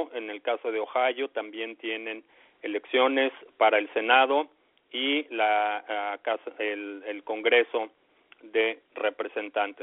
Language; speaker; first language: Spanish; native; Spanish